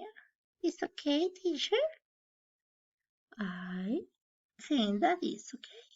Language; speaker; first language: English; non-native, learner; Spanish